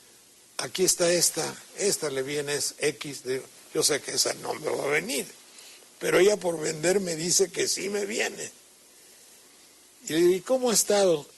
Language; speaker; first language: Spanish; native; Spanish